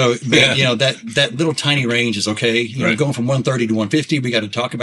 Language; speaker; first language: English; native; English